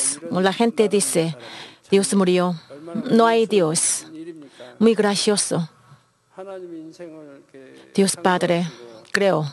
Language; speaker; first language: Spanish; non-native, learner; Korean